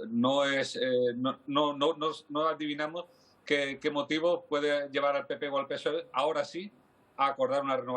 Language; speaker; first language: Spanish; native; Spanish